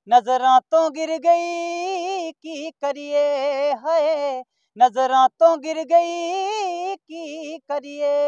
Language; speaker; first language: Hindi; native; Hindi